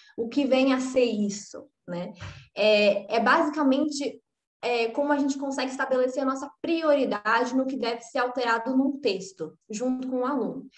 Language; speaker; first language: Portuguese; native; Portuguese